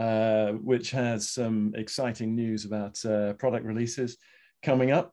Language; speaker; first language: English; native; English